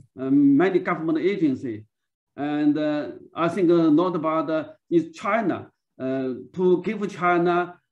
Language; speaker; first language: English; non-native, learner; Chinese